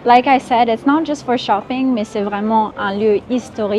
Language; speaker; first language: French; non-native, fluent; English